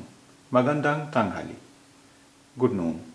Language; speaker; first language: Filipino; non-native, fluent; Hindi